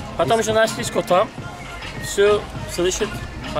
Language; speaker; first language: Russian; non-native, learner; Turkish